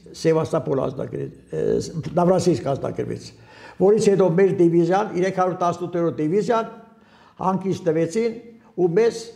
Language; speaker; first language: Armenian; native; Armenian